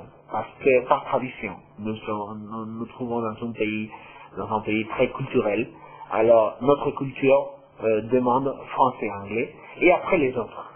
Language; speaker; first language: French; non-native, fluent; Spanish